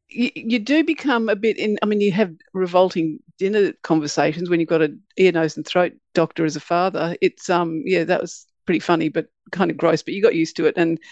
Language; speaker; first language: English; native; English